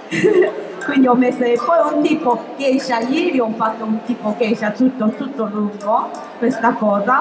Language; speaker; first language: Italian; non-native, fluent; Japanese